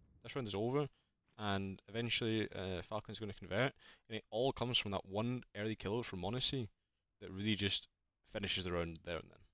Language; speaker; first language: English; native; English